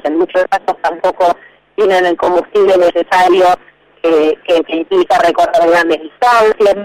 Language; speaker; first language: Spanish; native; Spanish